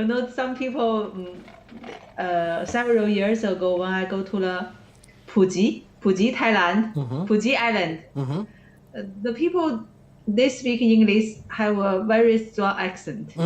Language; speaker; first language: English; non-native, learner; Chinese